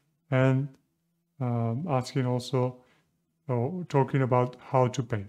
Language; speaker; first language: English; non-native, fluent; Spanish